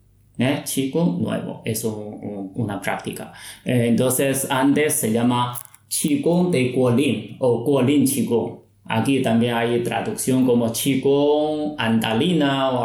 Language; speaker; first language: Spanish; non-native, fluent; Chinese